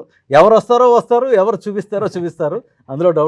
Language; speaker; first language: Telugu; native; Telugu